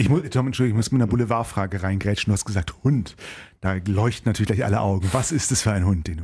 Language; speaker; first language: German; native; German